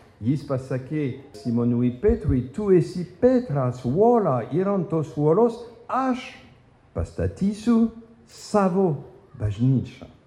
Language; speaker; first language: Lithuanian; non-native, fluent; French